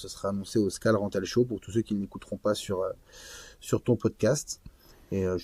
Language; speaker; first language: French; native; French